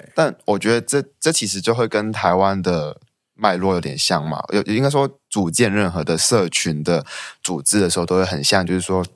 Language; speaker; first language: Chinese; non-native, local second language; Cantonese